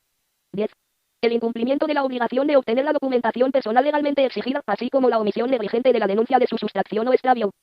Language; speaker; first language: Spanish; native; Spanish